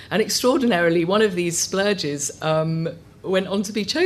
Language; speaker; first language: English; native; English